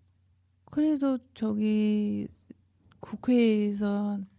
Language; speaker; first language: Korean; non-native, learner; Chinese